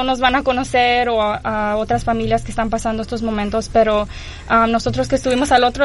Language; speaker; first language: Spanish; early bilingual, heritage; Spanish